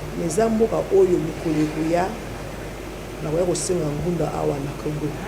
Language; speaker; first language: Lingala; native; Lingala